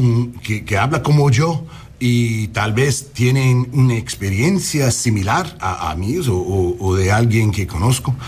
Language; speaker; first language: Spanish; early bilingual, heritage; English